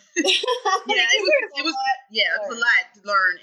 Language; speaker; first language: English; native; English